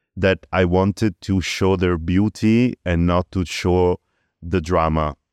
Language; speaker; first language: English; early bilingual, other home language; Italian